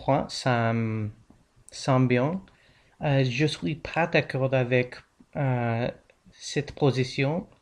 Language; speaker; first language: French; non-native, learner; English